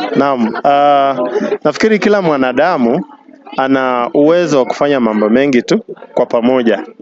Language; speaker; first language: Swahili; non-native, local second language; Luyia